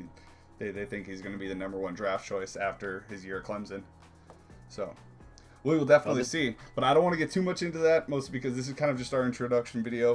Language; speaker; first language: English; native; English